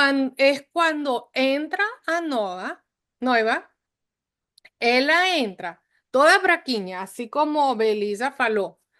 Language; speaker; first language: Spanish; non-native, fluent; English